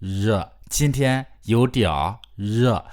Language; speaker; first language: Chinese; non-native, fluent; Burmese